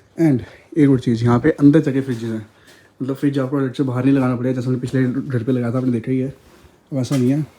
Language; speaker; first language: Hindi; native; Hindi